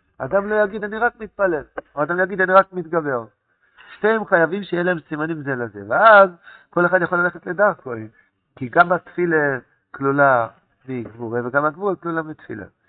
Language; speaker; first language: Hebrew; non-native, fluent; Yiddish